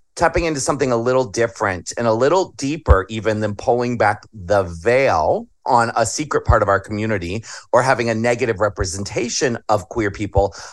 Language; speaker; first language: English; native; English